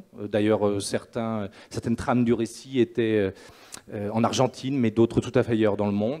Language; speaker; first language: French; native; French